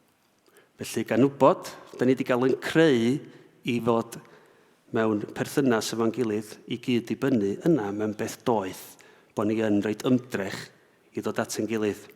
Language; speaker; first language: Welsh; native; Welsh